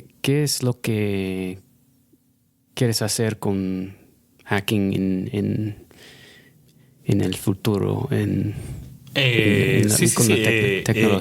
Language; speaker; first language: Spanish; non-native, fluent; English